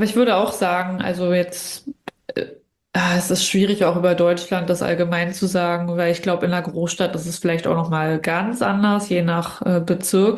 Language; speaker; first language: German; native; German